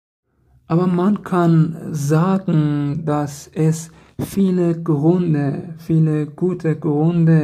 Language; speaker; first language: German; non-native, learner; Persian